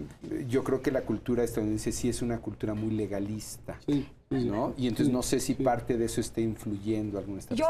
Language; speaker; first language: Spanish; native; Spanish